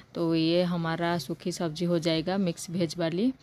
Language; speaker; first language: Hindi; non-native, local second language; Odia